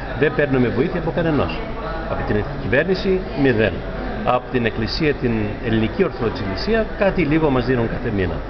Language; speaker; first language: Greek; early bilingual, heritage; Greek